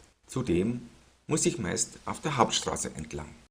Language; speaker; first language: German; native; German